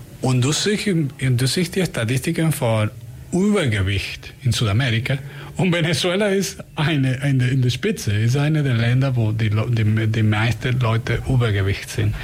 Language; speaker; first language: German; non-native, learner; Spanish